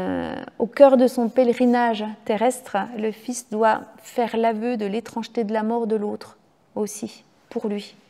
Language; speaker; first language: French; native; French